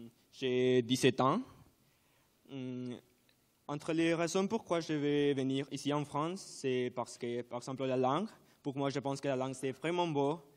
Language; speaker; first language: French; non-native, learner; Spanish